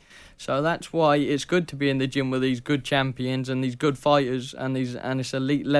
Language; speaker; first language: English; native; English